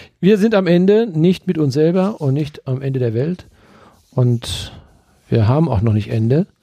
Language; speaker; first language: German; native; German